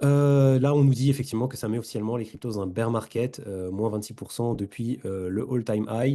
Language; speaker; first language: French; native; French